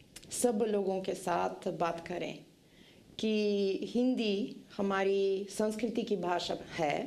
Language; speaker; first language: Hindi; non-native, fluent; Bulgarian